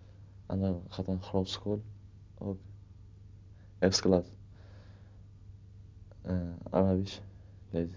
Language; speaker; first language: Dutch; non-native, learner; Arabic